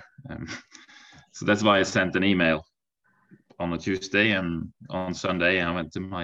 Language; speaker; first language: English; non-native, fluent; Norwegian